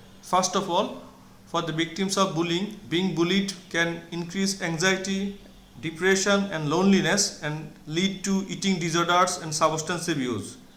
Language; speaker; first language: English; non-native, local second language; Bangla